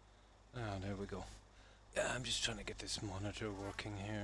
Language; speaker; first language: English; native; English